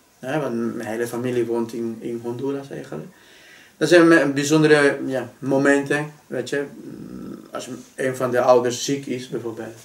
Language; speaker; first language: Dutch; non-native, fluent; Spanish